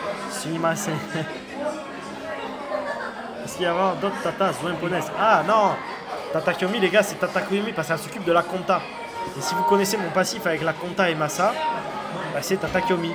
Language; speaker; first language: French; native; French